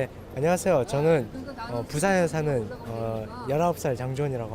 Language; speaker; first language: Korean; early bilingual, heritage; Korean